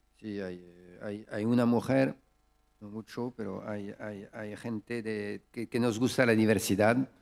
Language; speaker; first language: Spanish; non-native, fluent; French